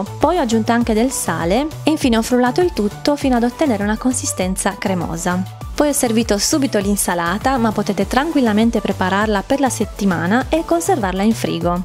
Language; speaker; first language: Italian; native; Italian